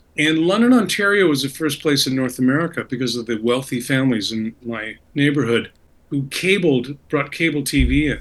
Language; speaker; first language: English; native; English